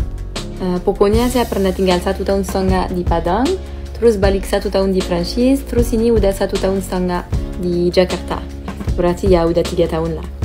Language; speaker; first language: Indonesian; non-native, fluent; French